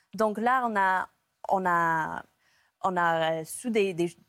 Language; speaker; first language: French; non-native, fluent; English